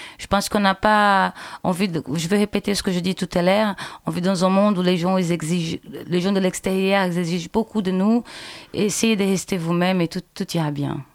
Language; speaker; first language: French; non-native, fluent; Portuguese